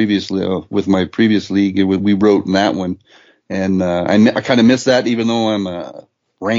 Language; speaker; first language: English; native; English